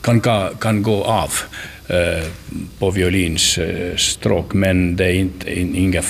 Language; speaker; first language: Swedish; non-native, learner; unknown